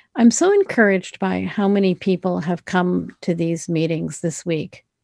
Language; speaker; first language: English; native; English